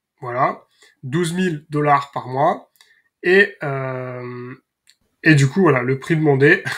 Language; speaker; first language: French; native; French